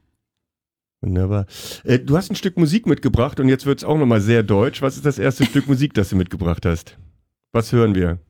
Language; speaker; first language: German; native; German